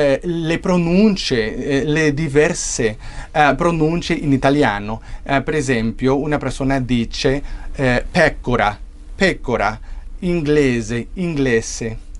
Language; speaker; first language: Italian; non-native, fluent; English